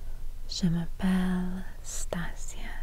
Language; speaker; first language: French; non-native, learner; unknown